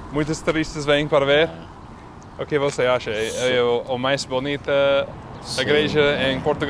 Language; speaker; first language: Portuguese; non-native, learner; English